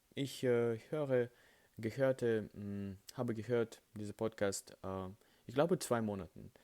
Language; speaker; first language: German; non-native, learner; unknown